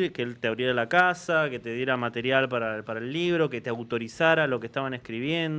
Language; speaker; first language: Spanish; native; Spanish